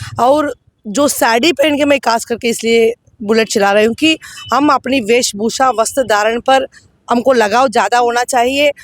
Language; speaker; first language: Hindi; non-native, local second language; Tamil